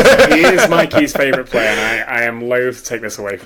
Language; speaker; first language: English; native; English